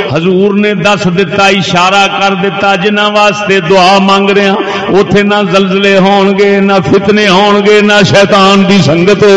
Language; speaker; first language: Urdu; non-native, local second language; Punjabi